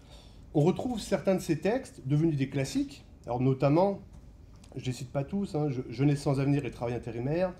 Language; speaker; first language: French; native; French